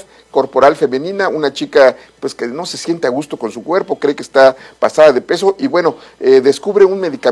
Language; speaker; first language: Spanish; native; Spanish